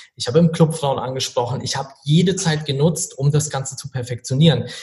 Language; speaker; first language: German; native; German